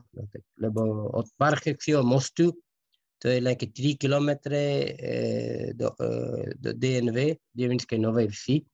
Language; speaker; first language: Slovak; non-native, fluent; Persian